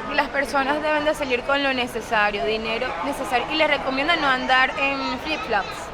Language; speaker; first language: Spanish; native; Spanish